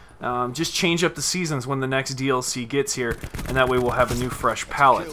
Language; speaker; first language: English; native; English